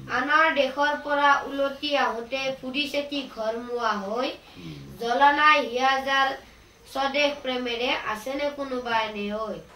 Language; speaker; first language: Assamese; native; Assamese